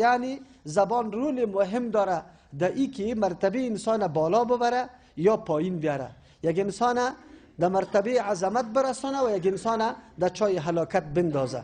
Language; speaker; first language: Persian; native; Persian